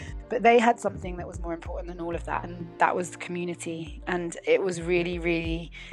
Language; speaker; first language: English; native; English